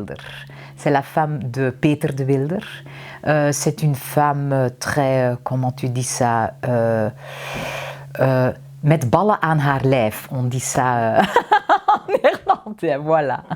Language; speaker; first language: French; non-native, local second language; Dutch